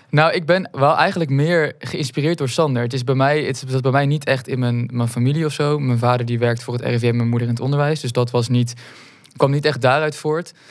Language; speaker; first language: Dutch; native; Dutch